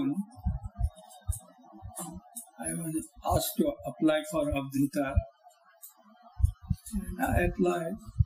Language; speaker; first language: English; non-native, local second language; Hindi